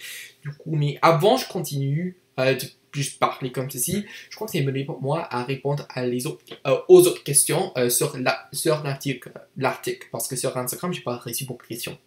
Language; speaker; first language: French; non-native, learner; English